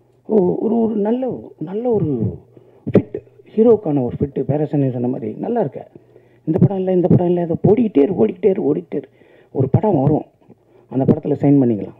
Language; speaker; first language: Tamil; native; Tamil